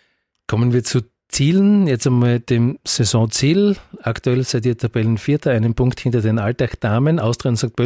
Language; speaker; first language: German; native; German